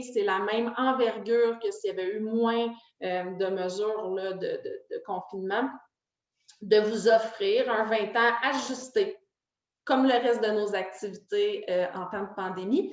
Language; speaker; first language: French; native; French